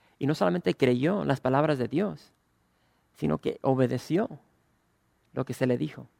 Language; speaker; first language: Spanish; early bilingual, other home language; English